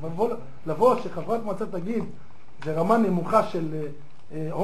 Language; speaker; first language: Hebrew; native; Hebrew